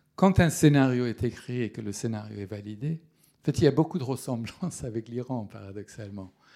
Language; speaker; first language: French; non-native, fluent; Persian